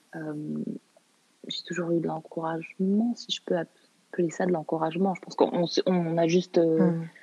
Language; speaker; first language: French; early bilingual, other home language; Arabic